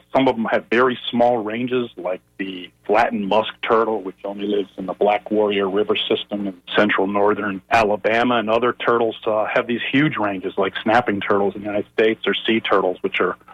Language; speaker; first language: English; native; English